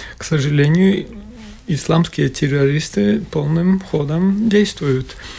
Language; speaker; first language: Russian; non-native, local second language; Latvian